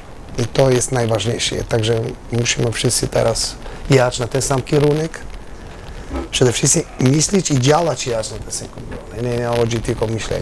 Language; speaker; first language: Polish; non-native, learner; Albanian